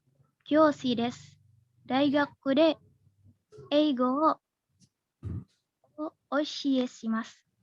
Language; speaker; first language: Japanese; non-native, learner; Indonesian